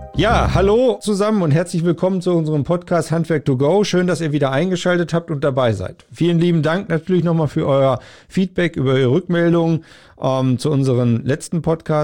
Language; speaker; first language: German; native; German